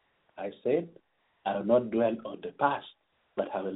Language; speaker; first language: English; non-native, local second language; Acoli